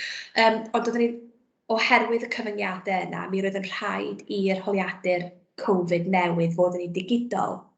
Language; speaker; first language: Welsh; native; Welsh